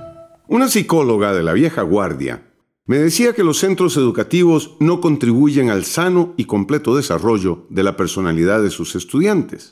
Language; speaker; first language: Spanish; native; Spanish